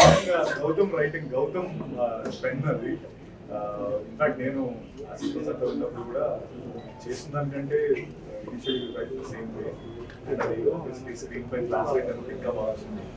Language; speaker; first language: Telugu; native; Telugu